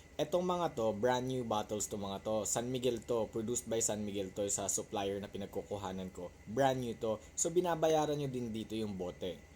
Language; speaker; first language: Filipino; non-native, local second language; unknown